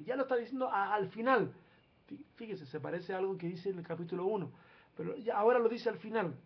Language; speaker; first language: Spanish; native; Spanish